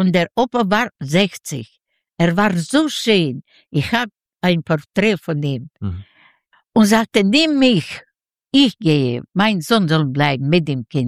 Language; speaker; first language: German; non-native, learner; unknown